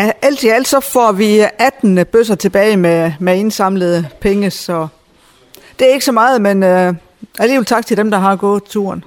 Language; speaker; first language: Danish; native; Danish